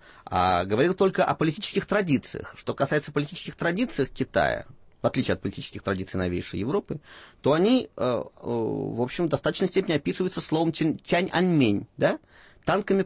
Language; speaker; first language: Russian; native; Russian